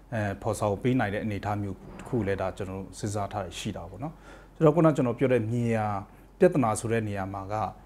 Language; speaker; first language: Burmese; non-native, local second language; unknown